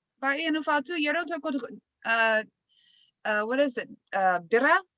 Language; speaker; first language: Oromo; non-native, learner; English